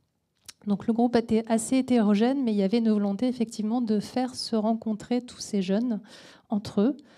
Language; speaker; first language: French; native; French